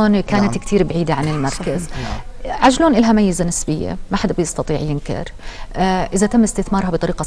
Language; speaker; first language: Arabic; native; Arabic